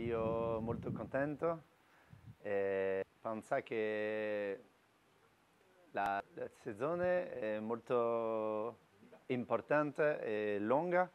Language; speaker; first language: Italian; non-native, learner; French